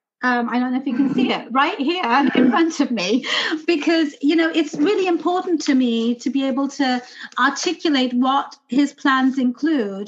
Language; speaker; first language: English; native; English